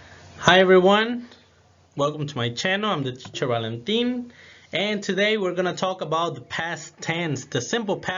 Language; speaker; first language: English; non-native, fluent; Spanish